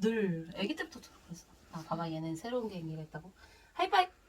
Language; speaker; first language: Korean; native; Korean